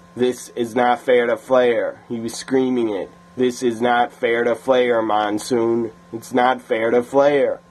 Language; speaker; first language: English; native; English